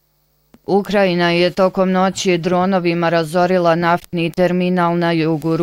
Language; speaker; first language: Bosnian; native; Bosnian